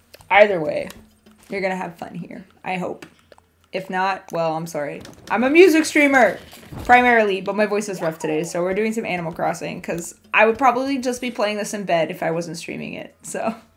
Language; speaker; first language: English; native; English